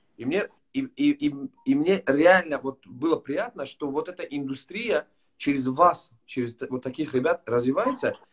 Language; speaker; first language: Russian; non-native, local second language; Tajik